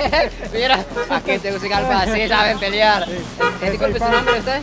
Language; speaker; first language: Spanish; non-native, fluent; Japanese